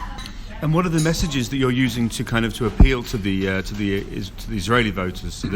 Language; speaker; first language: English; native; English